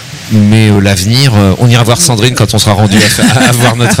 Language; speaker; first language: French; native; French